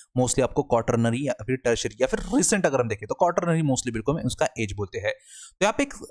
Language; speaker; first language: Hindi; non-native, local second language; Marathi